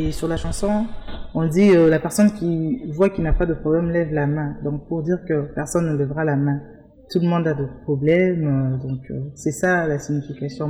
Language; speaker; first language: French; non-native, local second language; Luba-Lulua